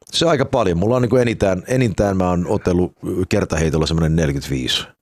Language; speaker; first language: Finnish; early bilingual, heritage; Finnish